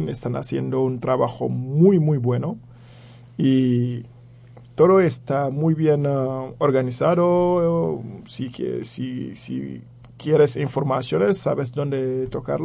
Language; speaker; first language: Spanish; non-native, fluent; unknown